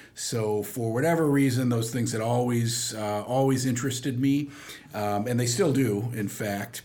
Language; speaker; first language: English; native; English